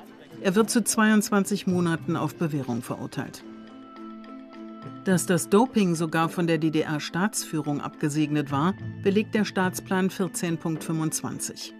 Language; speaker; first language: German; native; German